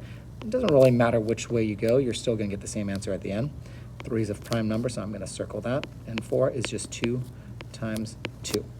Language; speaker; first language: English; native; English